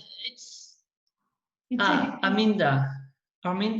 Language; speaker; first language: English; non-native, learner; French